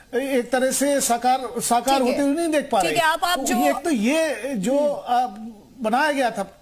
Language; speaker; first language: Hindi; native; Hindi